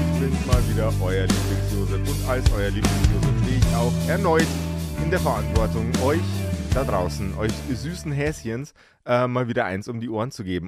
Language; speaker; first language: German; native; German